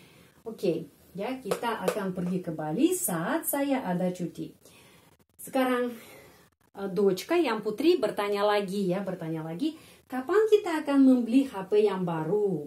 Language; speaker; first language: Indonesian; non-native, fluent; Russian